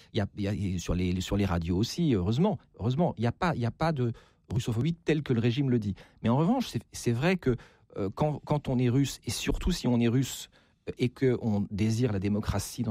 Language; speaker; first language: French; native; French